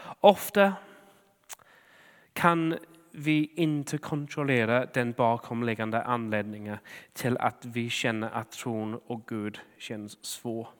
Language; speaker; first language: Swedish; non-native, fluent; English